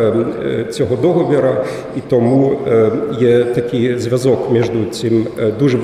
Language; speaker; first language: Ukrainian; non-native, fluent; German